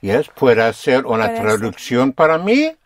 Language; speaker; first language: Spanish; non-native, fluent; English